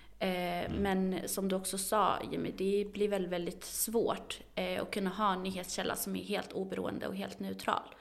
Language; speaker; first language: Swedish; early bilingual, other home language; Arabic